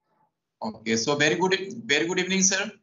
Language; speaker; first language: English; non-native, local second language; Hindi